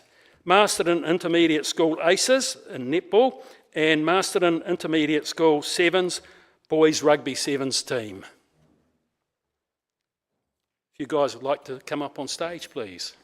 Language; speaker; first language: English; native; English